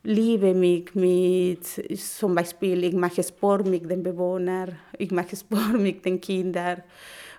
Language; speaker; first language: German; non-native, learner; Spanish